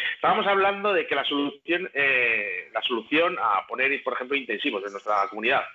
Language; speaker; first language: Spanish; native; Spanish